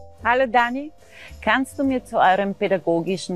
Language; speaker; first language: German; native; German